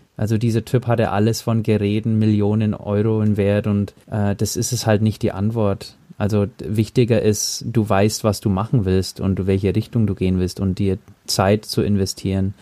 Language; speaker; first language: German; early bilingual, heritage; German